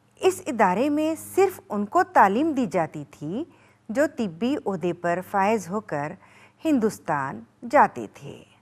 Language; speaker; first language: Urdu; native; Urdu